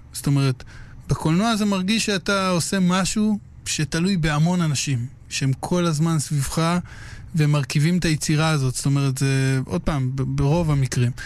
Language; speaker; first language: Hebrew; native; Hebrew